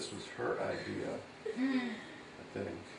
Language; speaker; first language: English; native; English